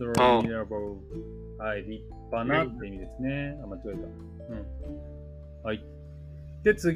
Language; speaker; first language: Japanese; native; Japanese